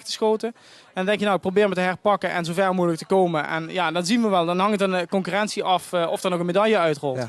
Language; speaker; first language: Dutch; native; Dutch